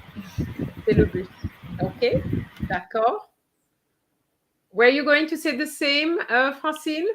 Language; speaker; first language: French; non-native, fluent; English